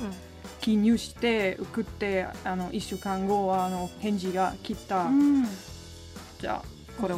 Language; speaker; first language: Japanese; non-native, learner; German